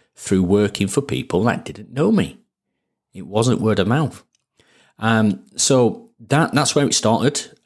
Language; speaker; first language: English; native; English